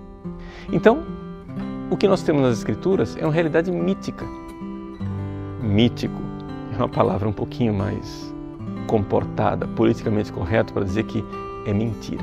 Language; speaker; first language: Portuguese; native; Portuguese